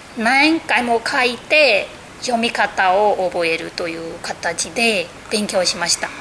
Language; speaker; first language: Japanese; non-native, fluent; Burmese